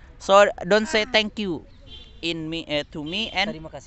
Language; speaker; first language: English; non-native, learner; Indonesian